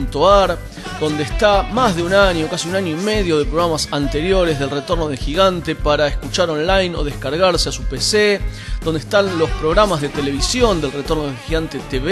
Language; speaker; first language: Spanish; native; Spanish